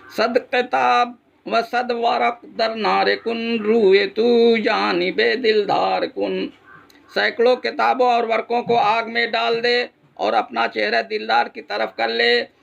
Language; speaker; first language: Urdu; native; Urdu